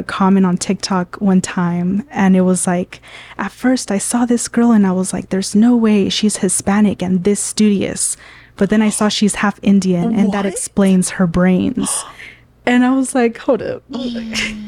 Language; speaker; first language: English; early bilingual, other home language; Spanish